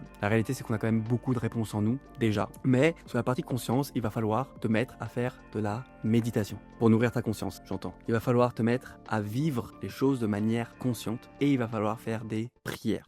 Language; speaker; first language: French; native; French